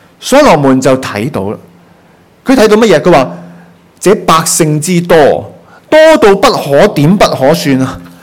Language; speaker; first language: Chinese; non-native, local second language; Cantonese